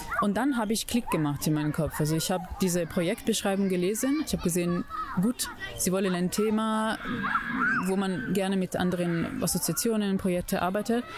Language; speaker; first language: German; non-native, fluent; Italian